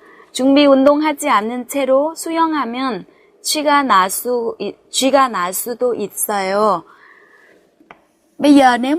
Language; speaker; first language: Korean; non-native, fluent; Vietnamese